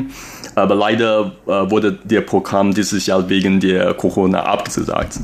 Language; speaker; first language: German; non-native, fluent; Chinese